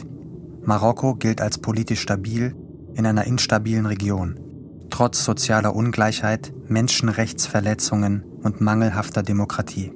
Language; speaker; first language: German; native; German